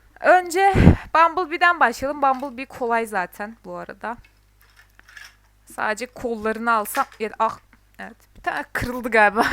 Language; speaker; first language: Turkish; native; Turkish